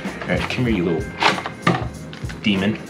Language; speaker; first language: English; native; English